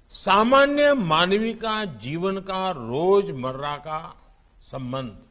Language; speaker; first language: Hindi; non-native, local second language; Gujarati